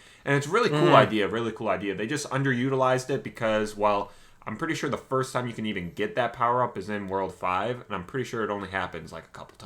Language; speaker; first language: English; native; English